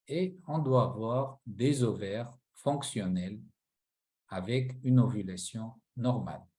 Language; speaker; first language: French; non-native, local second language; Arabic